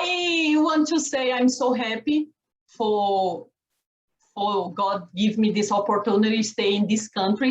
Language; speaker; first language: English; non-native, learner; Portuguese